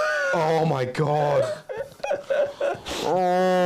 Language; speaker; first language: English; native; English